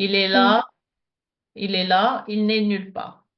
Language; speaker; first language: French; non-native, fluent; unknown